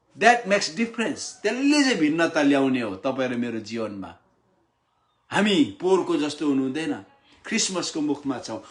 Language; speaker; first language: Nepali; non-native, local second language; Limbu